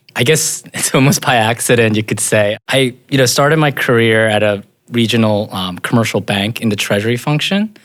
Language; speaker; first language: English; native; English